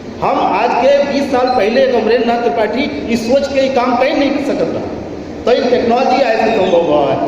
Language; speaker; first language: Hindi; native; Hindi